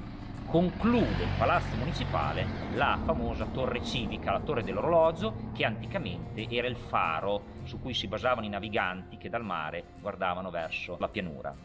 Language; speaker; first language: Italian; native; Italian